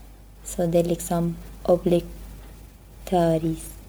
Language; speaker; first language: Swedish; non-native, learner; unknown